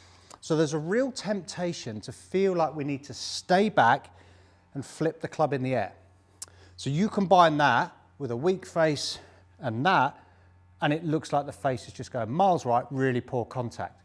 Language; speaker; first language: English; native; English